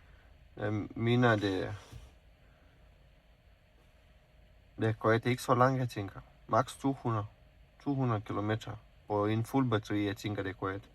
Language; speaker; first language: Danish; non-native, learner; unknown